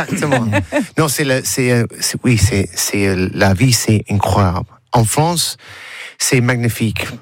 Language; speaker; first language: French; non-native, learner; English